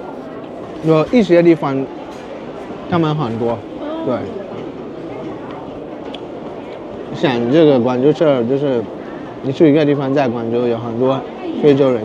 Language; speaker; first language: Chinese; non-native, fluent; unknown